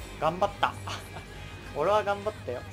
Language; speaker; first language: Japanese; native; Japanese